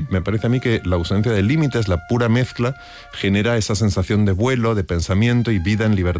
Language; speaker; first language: Spanish; native; Spanish